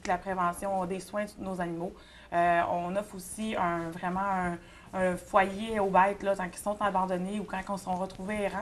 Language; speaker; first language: French; native; French